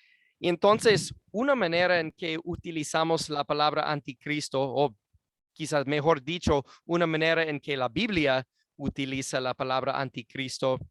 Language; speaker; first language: Spanish; non-native, fluent; English